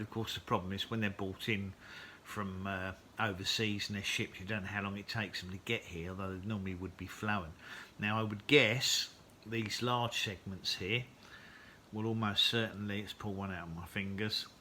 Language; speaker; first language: English; native; English